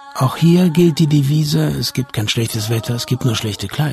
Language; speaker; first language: German; native; German